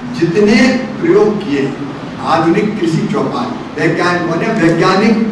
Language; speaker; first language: Hindi; native; Hindi